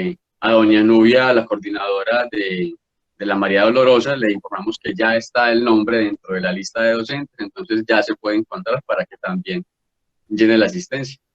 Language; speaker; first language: Spanish; native; Spanish